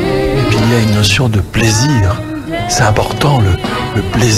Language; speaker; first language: French; native; French